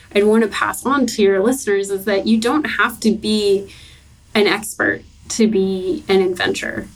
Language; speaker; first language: English; native; English